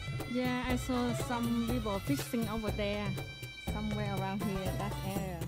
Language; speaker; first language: English; non-native, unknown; Vietnamese